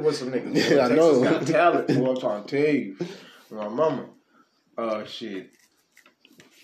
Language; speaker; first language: English; native; English